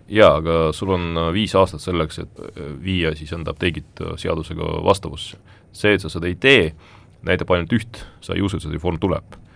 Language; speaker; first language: Estonian; non-native, local second language; Russian